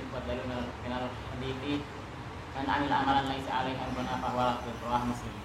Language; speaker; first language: Arabic; non-native, learner; Indonesian